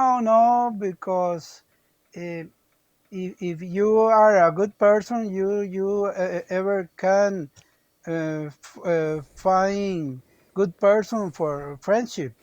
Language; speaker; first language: English; non-native, learner; Spanish